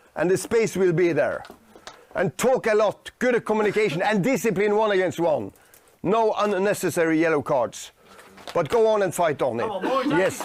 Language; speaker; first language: English; non-native, fluent; Norwegian